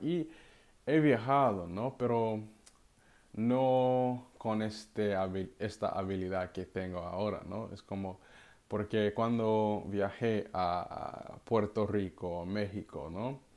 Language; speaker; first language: Spanish; non-native, learner; English